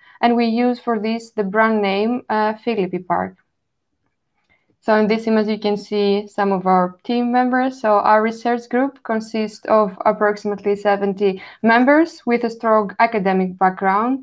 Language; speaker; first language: English; non-native, fluent; Greek